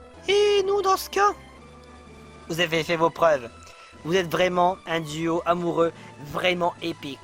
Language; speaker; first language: French; native; French